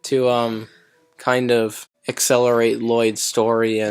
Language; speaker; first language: English; native; English